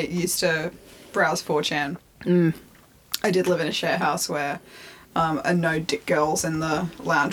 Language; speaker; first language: English; native; English